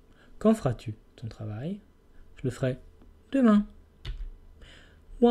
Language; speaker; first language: French; non-native, fluent; English